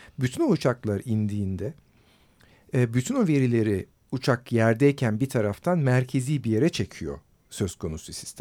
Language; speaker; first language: Turkish; native; Turkish